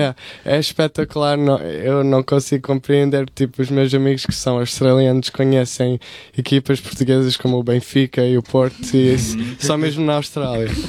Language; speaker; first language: Portuguese; early bilingual, heritage; English